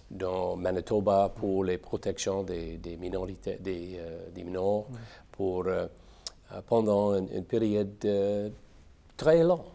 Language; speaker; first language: French; non-native, learner; English